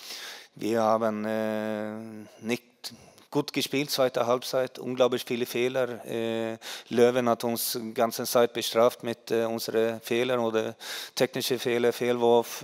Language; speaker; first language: German; non-native, fluent; Swedish